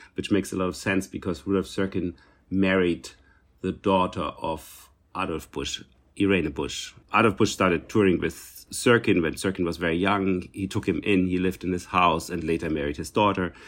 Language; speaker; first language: English; non-native, fluent; German